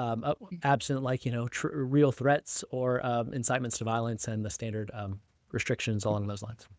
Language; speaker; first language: English; native; English